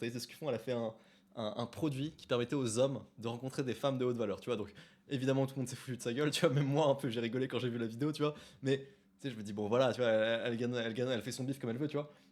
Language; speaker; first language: French; native; French